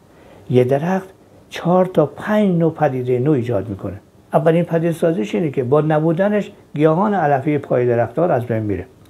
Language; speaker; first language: Persian; native; Persian